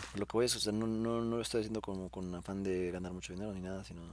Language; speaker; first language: Spanish; native; Spanish